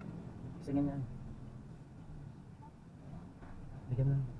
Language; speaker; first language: Filipino; native; Filipino